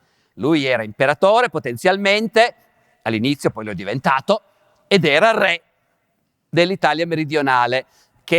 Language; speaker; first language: Italian; native; Italian